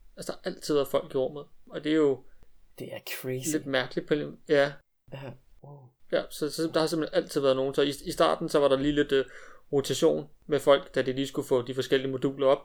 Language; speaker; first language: Danish; native; Danish